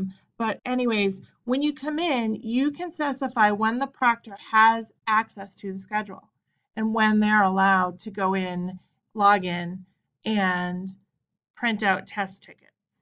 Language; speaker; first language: English; native; English